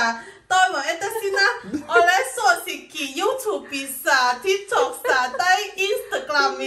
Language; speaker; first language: Finnish; non-native, learner; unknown